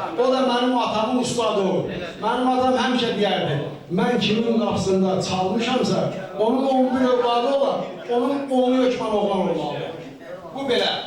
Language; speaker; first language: Azerbaijani; native; Azerbaijani